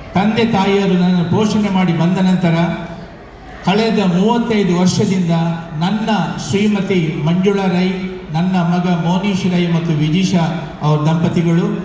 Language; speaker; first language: Kannada; native; Kannada